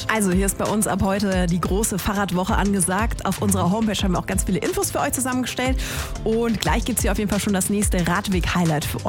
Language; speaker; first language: German; native; German